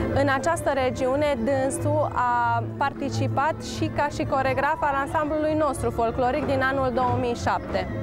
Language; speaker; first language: Romanian; non-native, local second language; Slovak